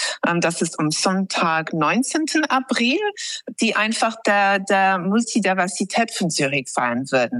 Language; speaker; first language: German; non-native, fluent; English